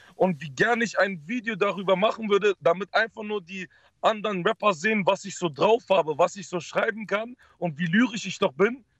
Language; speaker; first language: German; early bilingual, other home language; Dutch